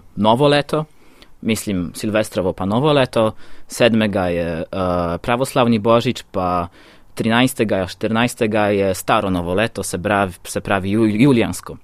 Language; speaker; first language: Slovenian; non-native, fluent; Polish